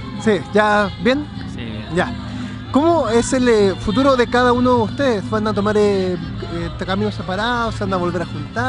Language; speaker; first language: Spanish; native; Spanish